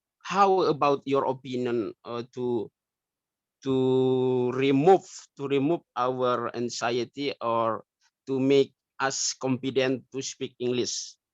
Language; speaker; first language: English; non-native, learner; Indonesian